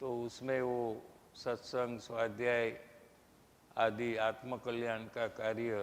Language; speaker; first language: Hindi; non-native, local second language; Gujarati